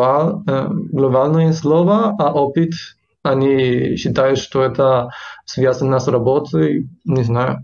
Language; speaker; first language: Russian; non-native, fluent; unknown